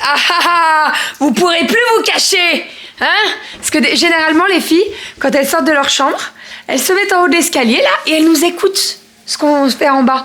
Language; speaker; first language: French; native; French